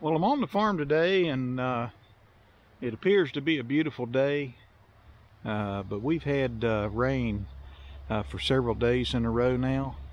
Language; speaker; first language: English; native; English